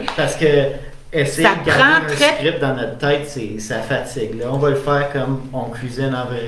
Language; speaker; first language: French; native; French